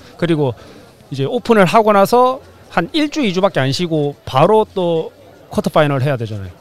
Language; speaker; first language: Korean; native; Korean